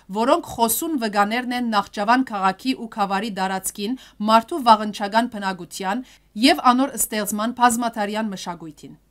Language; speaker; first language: Armenian; early bilingual, heritage; Armenian